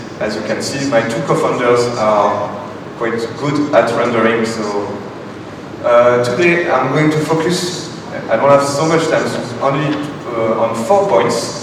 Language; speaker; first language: English; non-native, fluent; French